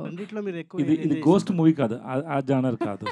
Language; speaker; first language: Telugu; non-native, learner; Tamil